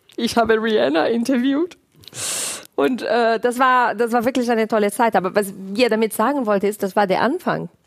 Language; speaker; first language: German; non-native, fluent; Portuguese